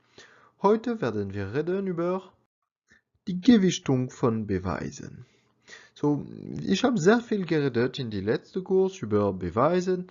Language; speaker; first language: German; non-native, learner; French